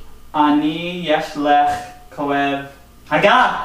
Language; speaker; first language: Hebrew; non-native, learner; English